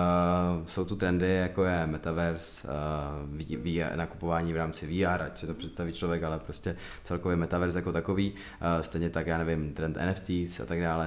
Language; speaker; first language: Czech; native; Czech